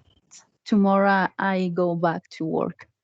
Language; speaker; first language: English; non-native, learner; Spanish